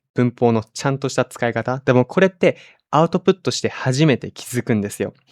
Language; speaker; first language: Japanese; native; Japanese